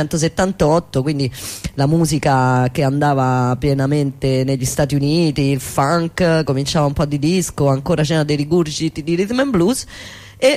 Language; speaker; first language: Italian; native; Italian